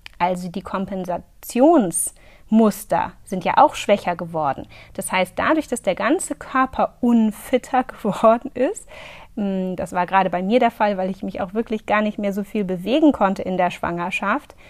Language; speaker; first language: German; native; German